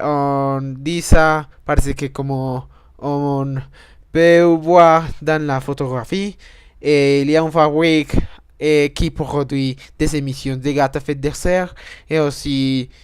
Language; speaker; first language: French; non-native, learner; Spanish